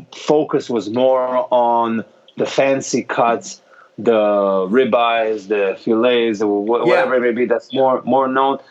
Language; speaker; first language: English; non-native, fluent; Hebrew